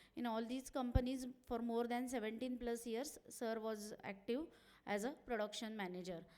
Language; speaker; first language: English; non-native, local second language; Marathi